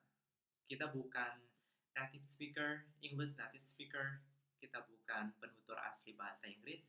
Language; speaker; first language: Indonesian; non-native, local second language; Balinese